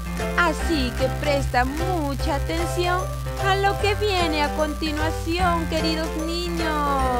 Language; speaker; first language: Spanish; native; Spanish